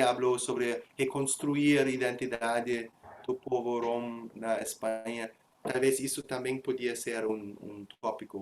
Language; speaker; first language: Portuguese; non-native, fluent; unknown